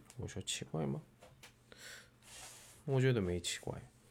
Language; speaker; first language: Chinese; non-native, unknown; Korean